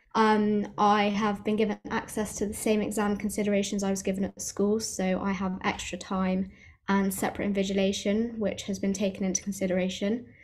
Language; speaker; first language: English; native; English